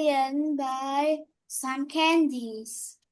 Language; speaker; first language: English; non-native, learner; Vietnamese